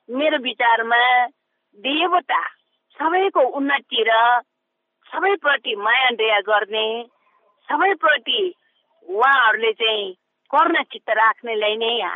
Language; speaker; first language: Nepali; non-native, local second language; Newari